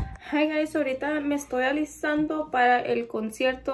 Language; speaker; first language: Spanish; early bilingual, heritage; Spanish